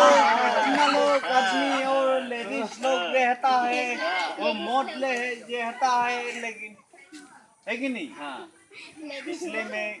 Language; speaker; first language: Hindi; non-native, local second language; Assamese